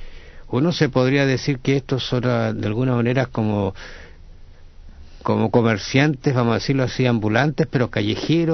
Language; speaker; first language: Spanish; native; Spanish